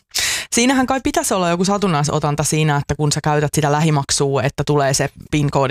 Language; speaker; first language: Finnish; native; Finnish